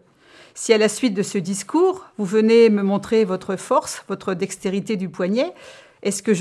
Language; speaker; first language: French; native; French